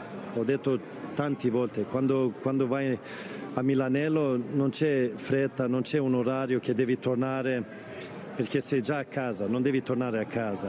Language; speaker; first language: Italian; non-native, fluent; Swedish